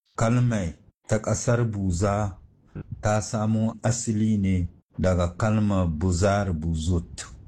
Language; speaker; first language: Hausa; native; Hausa